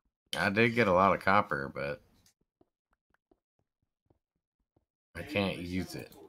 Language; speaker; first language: English; native; English